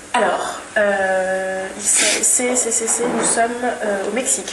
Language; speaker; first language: French; non-native, fluent; English